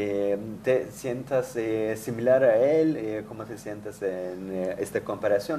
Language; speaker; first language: Spanish; non-native, fluent; Turkish